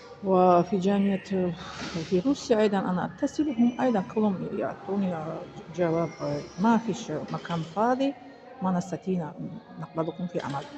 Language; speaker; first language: Arabic; non-native, fluent; Tajik